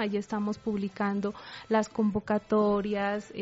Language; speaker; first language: Spanish; native; Spanish